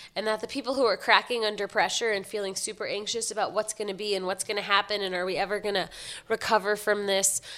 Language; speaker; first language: English; native; English